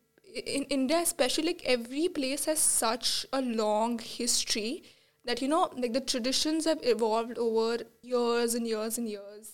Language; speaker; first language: English; non-native, local second language; Marathi